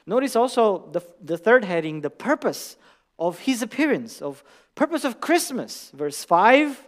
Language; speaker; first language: English; non-native, fluent; Romanian